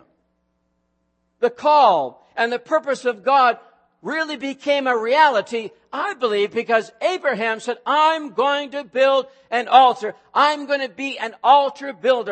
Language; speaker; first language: English; native; English